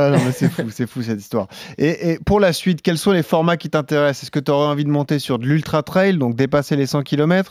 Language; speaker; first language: French; native; French